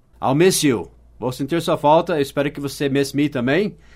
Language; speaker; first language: Portuguese; non-native, fluent; English